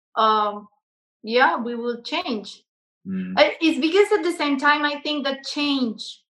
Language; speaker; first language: English; non-native, learner; Spanish